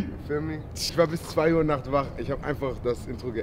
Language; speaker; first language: German; native; German